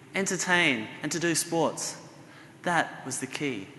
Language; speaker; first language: English; native; English